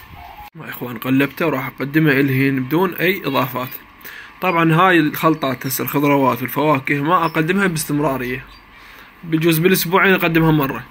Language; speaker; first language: Arabic; native; Arabic